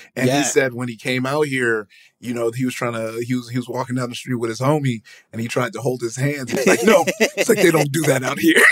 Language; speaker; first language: English; early bilingual, other home language; Yoruba